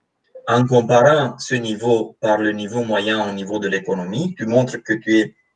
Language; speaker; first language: French; non-native, fluent; Romanian